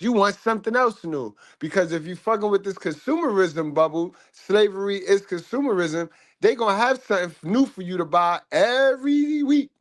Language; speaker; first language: English; native; English